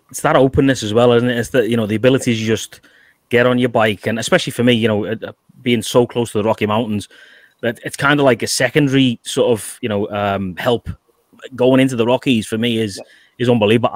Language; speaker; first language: English; native; English